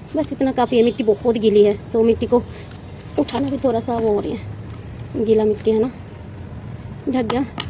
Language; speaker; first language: Hindi; non-native, local second language; Bangla